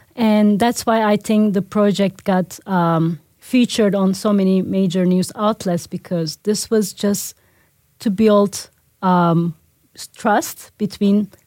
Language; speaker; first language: English; non-native, fluent; Turkish